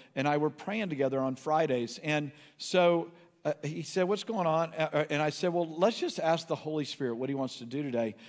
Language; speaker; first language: English; native; English